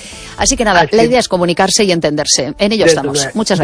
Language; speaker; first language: Spanish; native; Spanish